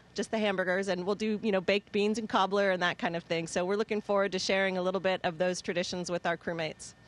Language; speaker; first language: English; native; English